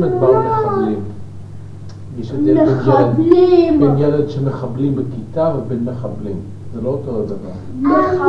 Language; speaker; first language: Hebrew; non-native, fluent; English